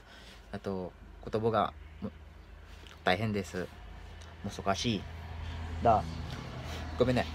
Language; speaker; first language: Japanese; non-native, learner; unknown